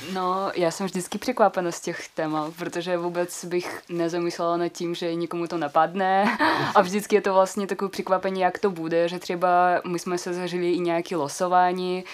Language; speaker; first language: Czech; non-native, fluent; Kazakh